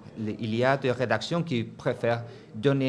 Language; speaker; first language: French; non-native, fluent; Spanish